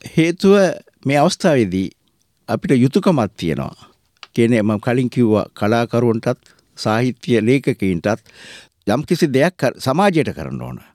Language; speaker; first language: Sinhala; non-native, local second language; Tamil